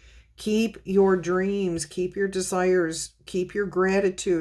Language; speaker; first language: English; native; English